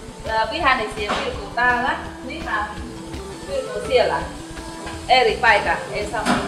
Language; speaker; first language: Finnish; non-native, learner; Khmer